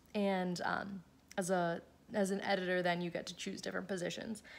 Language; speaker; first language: English; native; English